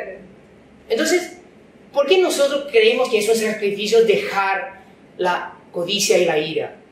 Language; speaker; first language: Spanish; non-native, fluent; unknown